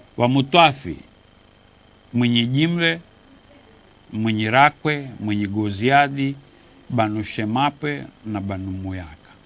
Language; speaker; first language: Swahili; native; Swahili